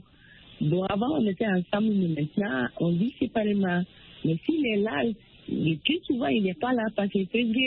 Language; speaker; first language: French; non-native, local second language; Bambara